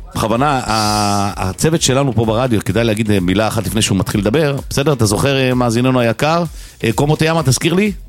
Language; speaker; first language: Hebrew; native; Hebrew